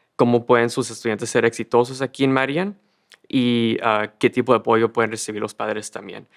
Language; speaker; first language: Spanish; early bilingual, heritage; Spanish